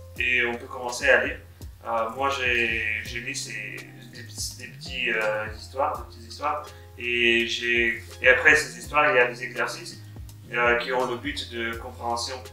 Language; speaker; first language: French; non-native, fluent; Russian